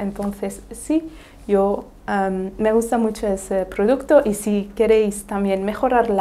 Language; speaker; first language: Spanish; non-native, fluent; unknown